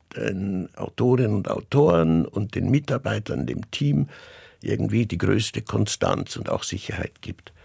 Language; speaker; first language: German; native; German